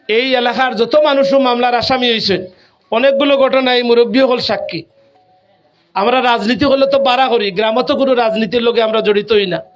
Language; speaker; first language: Bangla; native; Bangla